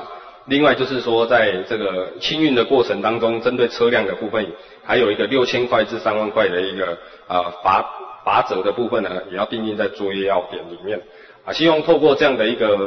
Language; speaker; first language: Chinese; native; Chinese